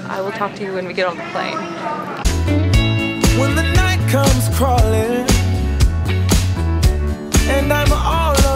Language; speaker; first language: English; native; English